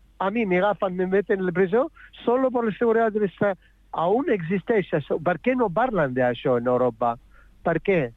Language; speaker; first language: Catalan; non-native, learner; Arabic